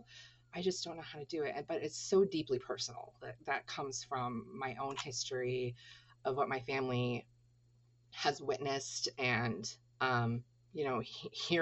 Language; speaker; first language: English; native; English